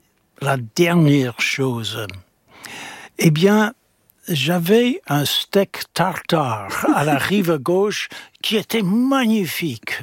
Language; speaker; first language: French; non-native, fluent; English